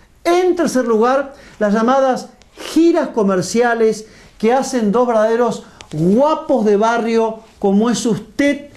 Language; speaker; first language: Spanish; native; Spanish